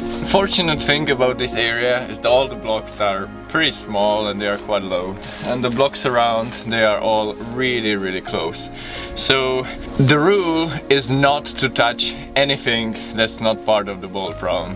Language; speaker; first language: English; non-native, fluent; Czech